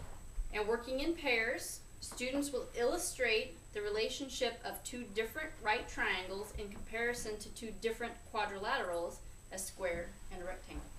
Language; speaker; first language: English; native; English